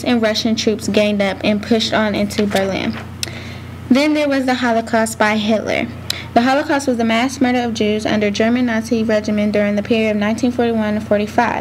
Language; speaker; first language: English; native; English